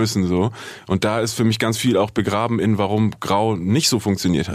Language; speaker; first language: German; native; German